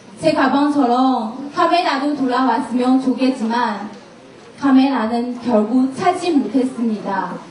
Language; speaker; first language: Korean; non-native, learner; Chinese